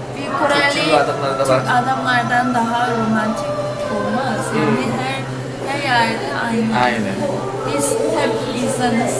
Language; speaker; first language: Turkish; non-native, learner; Korean